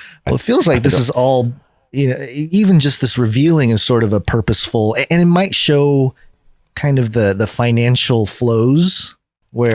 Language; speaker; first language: English; native; English